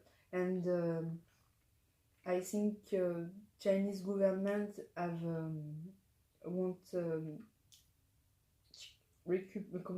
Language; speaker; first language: English; non-native, learner; French